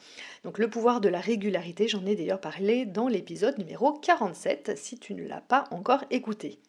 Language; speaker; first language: French; native; French